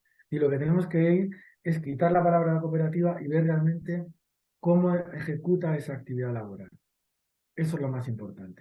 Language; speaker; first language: Spanish; native; Spanish